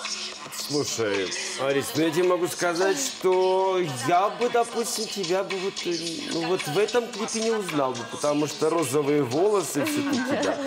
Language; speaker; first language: Russian; native; Russian